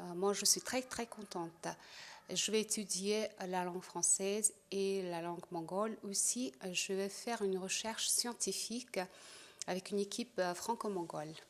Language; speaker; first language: French; non-native, fluent; Mongolian